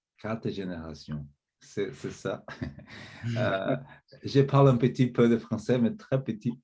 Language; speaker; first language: French; non-native, learner; Portuguese